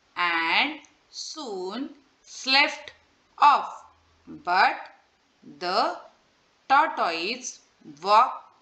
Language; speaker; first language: English; non-native, local second language; Marathi